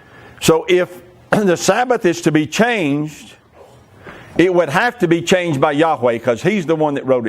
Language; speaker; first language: English; native; English